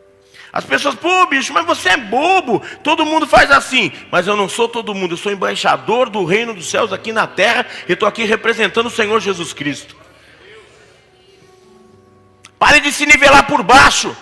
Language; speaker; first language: Portuguese; native; Portuguese